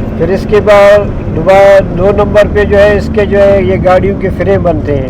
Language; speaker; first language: Urdu; non-native, local second language; Baluchi